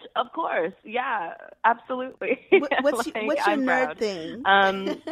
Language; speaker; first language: English; native; English